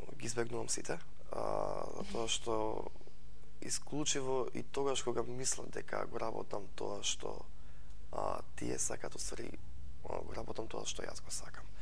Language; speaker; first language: Macedonian; native; Macedonian